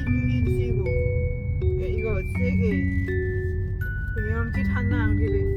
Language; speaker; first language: Korean; non-native, learner; Lao